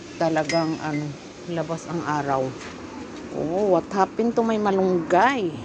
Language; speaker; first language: Filipino; non-native, local second language; Cebuano